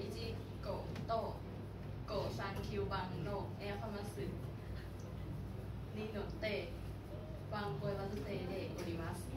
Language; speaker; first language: Japanese; non-native, learner; Thai